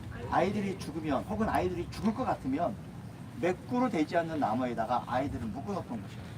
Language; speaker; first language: Korean; native; Korean